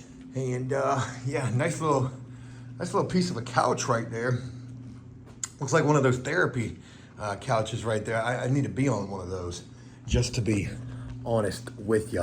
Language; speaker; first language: English; native; English